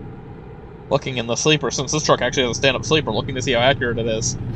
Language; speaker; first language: English; native; English